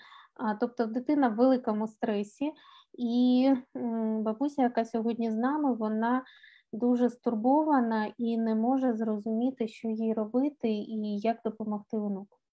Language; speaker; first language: Ukrainian; native; Ukrainian